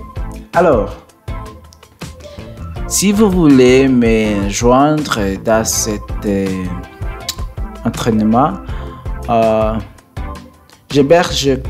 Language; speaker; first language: French; non-native, learner; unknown